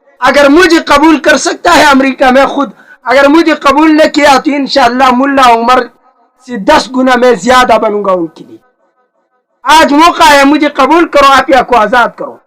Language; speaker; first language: Urdu; non-native, local second language; Pashto